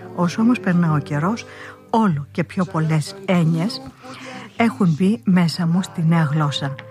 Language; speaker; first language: Greek; native; Greek